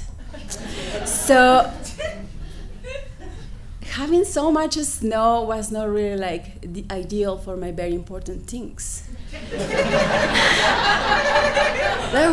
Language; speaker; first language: English; non-native, fluent; Spanish